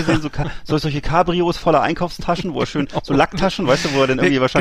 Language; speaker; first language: German; native; German